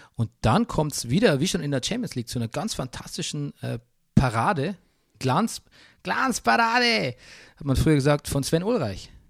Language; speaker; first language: German; native; German